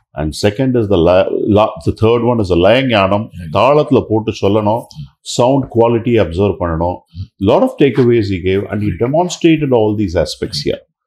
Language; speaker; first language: English; non-native, local second language; Tamil